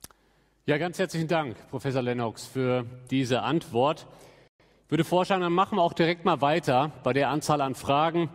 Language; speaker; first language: German; native; German